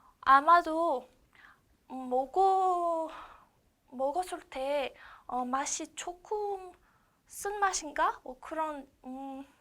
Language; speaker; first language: Korean; non-native, learner; French